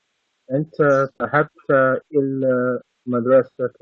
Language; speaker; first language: Arabic; non-native, learner; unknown